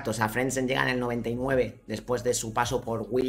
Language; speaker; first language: Spanish; native; Spanish